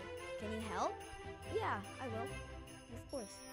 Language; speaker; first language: English; native; English